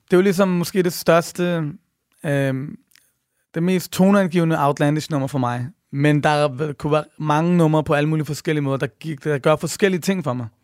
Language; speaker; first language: Danish; early bilingual, other home language; Persian